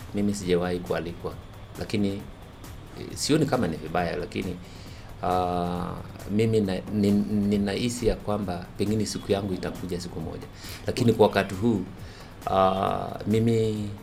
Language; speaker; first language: Swahili; non-native, local second language; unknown